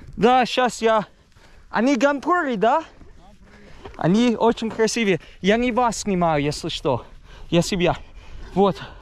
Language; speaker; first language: Russian; non-native, fluent; English